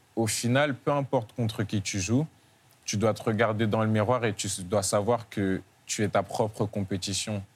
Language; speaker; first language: French; native; French